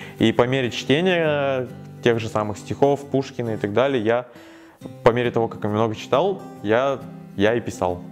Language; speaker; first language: Russian; native; Russian